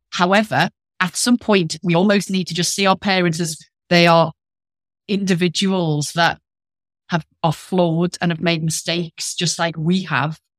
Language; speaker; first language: English; native; English